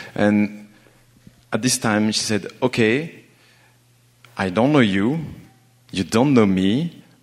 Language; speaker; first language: English; non-native, learner; French